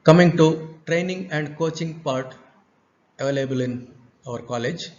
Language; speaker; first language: English; non-native, local second language; Kannada